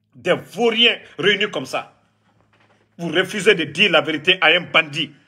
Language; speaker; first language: French; non-native, local second language; Mandingo